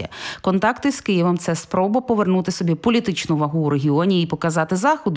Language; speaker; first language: Ukrainian; native; Ukrainian